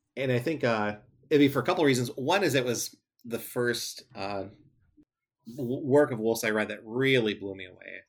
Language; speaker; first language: English; native; English